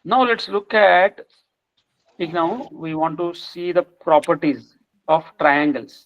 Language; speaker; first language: English; non-native, local second language; Kannada